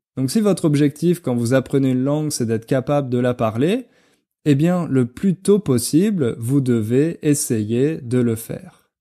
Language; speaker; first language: French; native; French